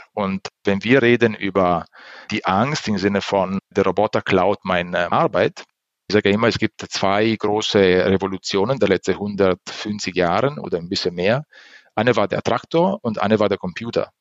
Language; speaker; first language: German; non-native, fluent; Italian